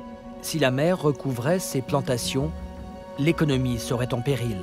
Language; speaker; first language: French; native; French